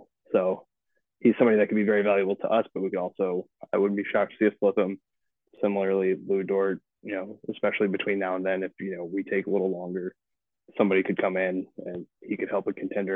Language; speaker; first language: English; native; English